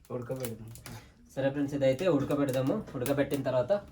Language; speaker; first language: Telugu; non-native, local second language; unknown